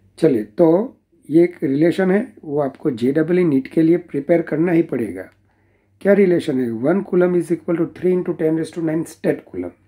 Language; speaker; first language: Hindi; non-native, local second language; Gujarati